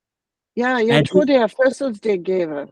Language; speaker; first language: Danish; non-native, learner; English